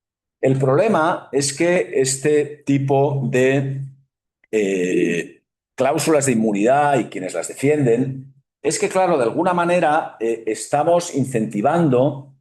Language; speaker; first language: Spanish; native; Spanish